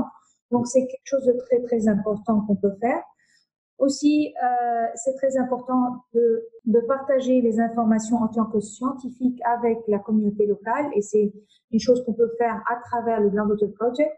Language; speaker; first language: French; non-native, local second language; Arabic